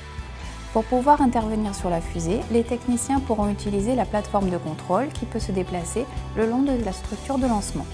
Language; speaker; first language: French; native; French